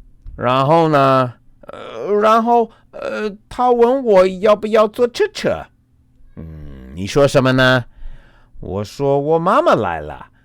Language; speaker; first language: Chinese; non-native, fluent; English